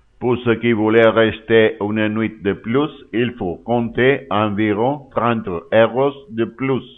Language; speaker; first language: French; non-native, learner; Spanish